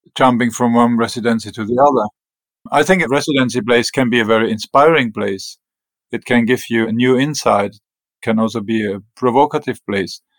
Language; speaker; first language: English; non-native, fluent; German